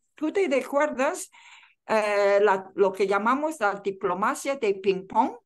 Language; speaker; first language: Spanish; non-native, fluent; Chinese